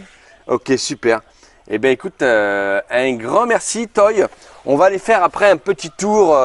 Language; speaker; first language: French; native; French